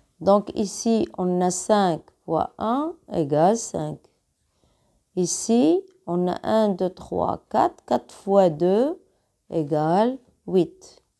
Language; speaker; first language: French; non-native, local second language; Arabic